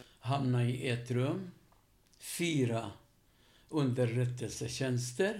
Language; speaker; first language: Swedish; non-native, fluent; Arabic